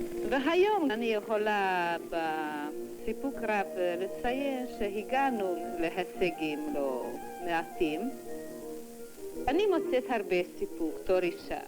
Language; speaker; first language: Hebrew; non-native, fluent; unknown